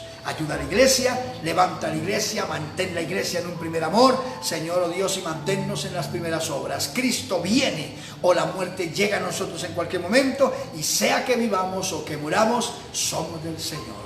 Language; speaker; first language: Spanish; native; Spanish